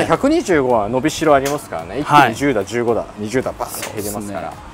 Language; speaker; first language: Japanese; native; Japanese